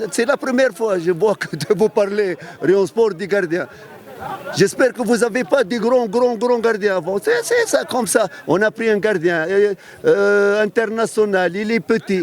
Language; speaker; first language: French; non-native, local second language; Arabic